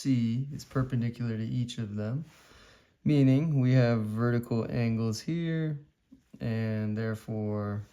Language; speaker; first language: English; native; English